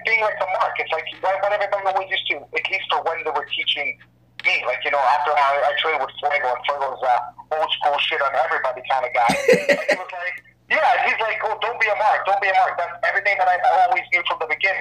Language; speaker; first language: English; non-native, fluent; Hebrew